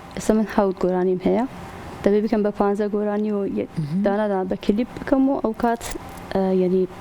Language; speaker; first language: Central Kurdish; non-native, local second language; Southern Kurdish